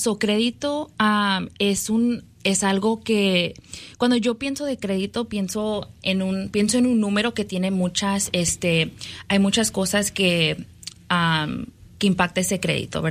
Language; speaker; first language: Spanish; early bilingual, other home language; English